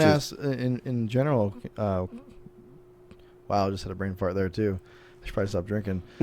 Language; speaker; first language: English; native; English